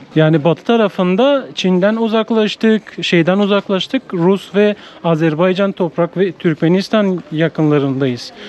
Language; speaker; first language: Turkish; native; Turkish